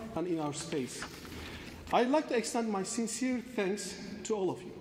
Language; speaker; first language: English; non-native, fluent; Turkish